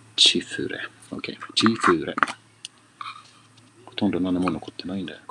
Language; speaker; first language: Japanese; non-native, learner; Swedish